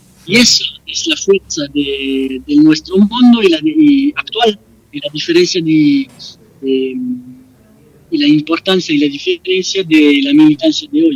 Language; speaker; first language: Spanish; non-native, fluent; French